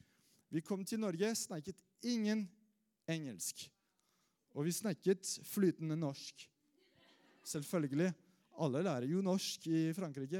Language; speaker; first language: Norwegian; non-native, fluent; French